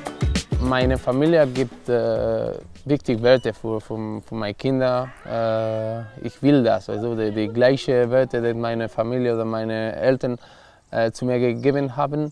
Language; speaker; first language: German; non-native, learner; Spanish